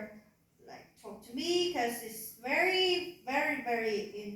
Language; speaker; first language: English; non-native, learner; Vietnamese